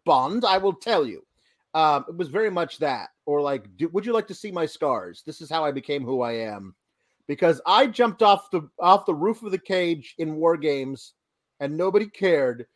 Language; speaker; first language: English; native; English